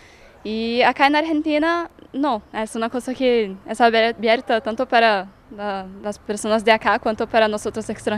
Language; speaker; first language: Spanish; non-native, learner; Portuguese